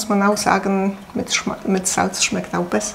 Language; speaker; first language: German; non-native, fluent; Polish